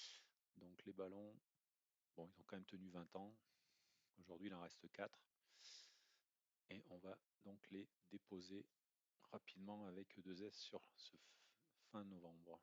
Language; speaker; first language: French; native; French